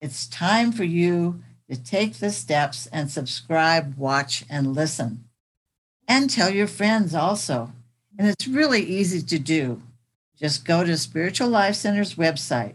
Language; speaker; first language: English; native; English